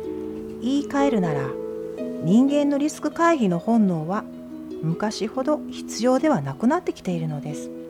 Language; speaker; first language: Japanese; native; Japanese